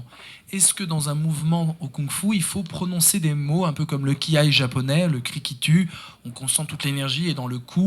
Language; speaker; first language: French; native; French